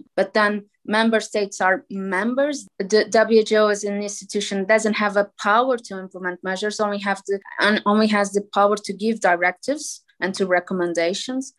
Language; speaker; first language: English; non-native, fluent; Portuguese